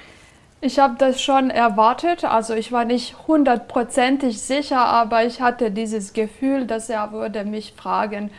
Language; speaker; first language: German; non-native, fluent; Serbian